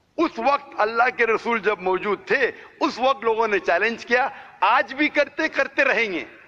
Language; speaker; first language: Hindi; non-native, local second language; Konkani